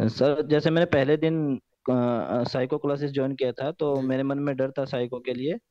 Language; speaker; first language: Hindi; native; Hindi